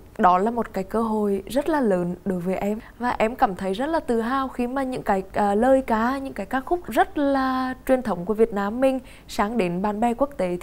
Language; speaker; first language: Vietnamese; native; Vietnamese